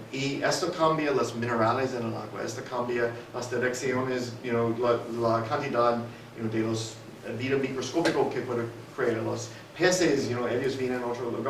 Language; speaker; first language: Spanish; non-native, fluent; English